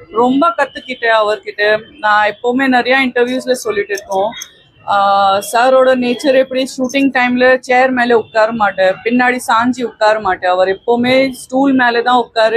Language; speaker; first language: Tamil; non-native, local second language; Gujarati